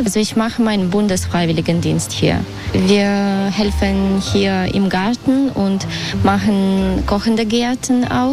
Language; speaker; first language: German; non-native, fluent; Russian